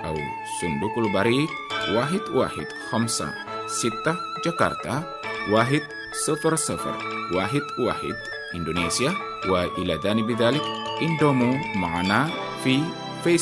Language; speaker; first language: Arabic; non-native, fluent; Indonesian